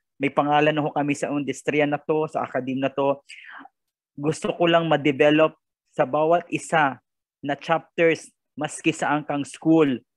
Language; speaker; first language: Filipino; non-native, local second language; Cebuano